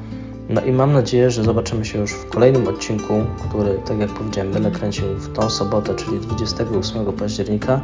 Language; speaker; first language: Polish; native; Polish